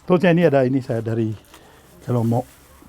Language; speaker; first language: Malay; non-native, fluent; French